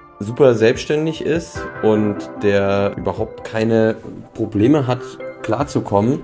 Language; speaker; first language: German; native; German